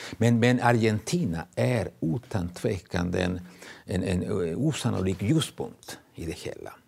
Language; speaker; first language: Swedish; non-native, fluent; Spanish